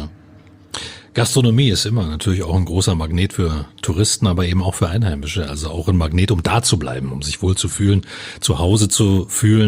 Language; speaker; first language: German; native; German